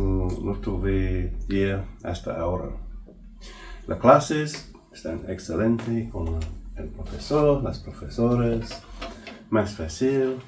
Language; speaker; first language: Spanish; non-native, learner; English